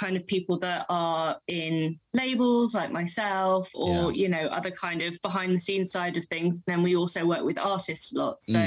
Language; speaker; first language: English; native; English